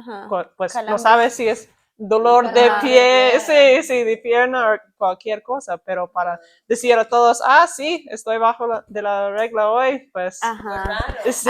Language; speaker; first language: Spanish; non-native, learner; English